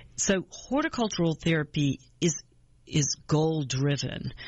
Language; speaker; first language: English; native; English